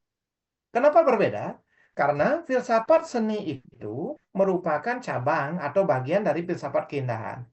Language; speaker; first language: Indonesian; non-native, local second language; Balinese